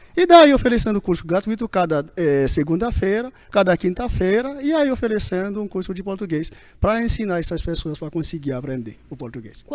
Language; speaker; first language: Portuguese; non-native, fluent; Haitian Creole